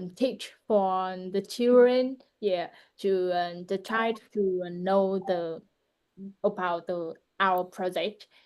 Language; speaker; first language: English; non-native, learner; Vietnamese